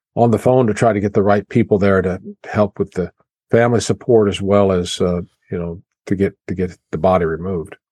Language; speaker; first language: English; native; English